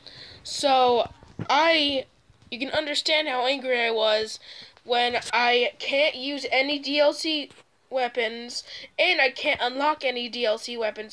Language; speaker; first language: English; native; English